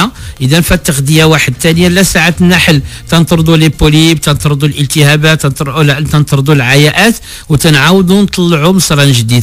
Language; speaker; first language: Arabic; native; Arabic